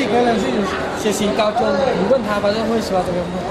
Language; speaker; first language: Chinese; non-native, learner; Lao